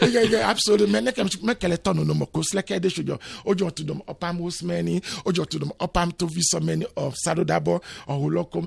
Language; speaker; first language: Hungarian; non-native, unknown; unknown